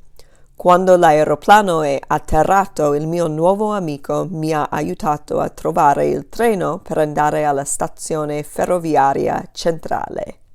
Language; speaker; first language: Italian; non-native, fluent; English